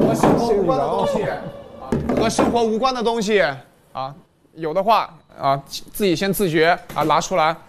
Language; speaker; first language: Chinese; native; Chinese